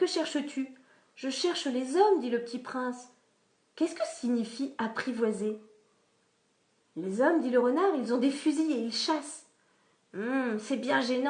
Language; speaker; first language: French; native; French